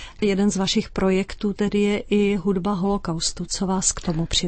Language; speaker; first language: Czech; native; Czech